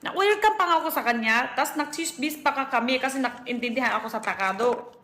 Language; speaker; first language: Filipino; non-native, learner; Chinese